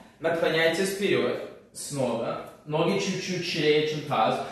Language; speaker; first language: Russian; non-native, learner; English